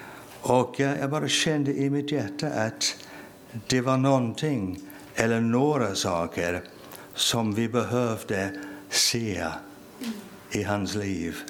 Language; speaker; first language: Swedish; non-native, fluent; English